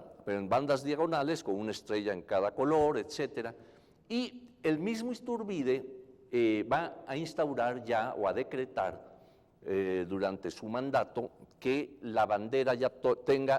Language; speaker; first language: Spanish; native; Spanish